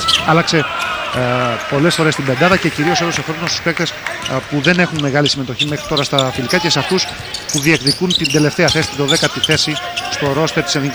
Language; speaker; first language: Greek; native; Greek